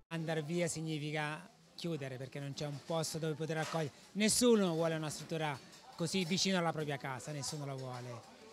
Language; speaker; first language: Italian; native; Italian